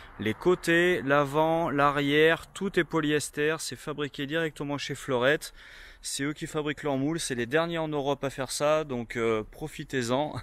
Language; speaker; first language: French; native; French